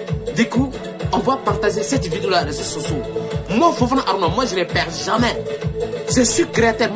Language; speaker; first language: French; non-native, local second language; Bambara